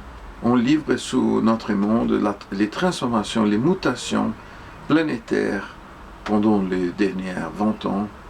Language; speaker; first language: French; non-native, fluent; Portuguese